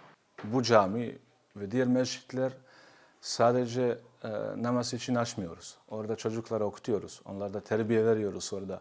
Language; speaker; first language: Turkish; non-native, fluent; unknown